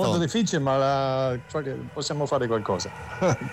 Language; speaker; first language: Italian; non-native, fluent; German